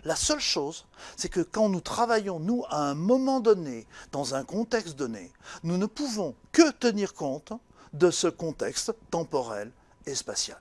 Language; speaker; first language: French; native; French